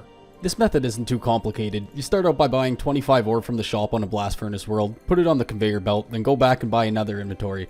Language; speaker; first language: English; native; English